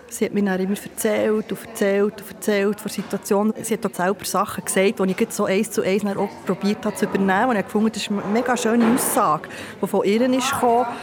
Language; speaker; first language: German; native; German